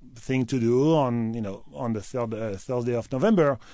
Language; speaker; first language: English; non-native, fluent; French